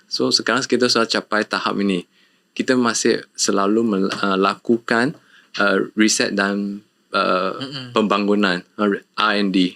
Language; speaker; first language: Malay; non-native, local second language; Chinese